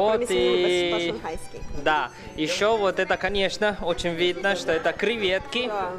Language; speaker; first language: Russian; non-native, fluent; Chinese